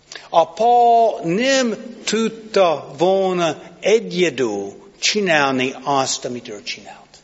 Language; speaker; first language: Hungarian; non-native, fluent; English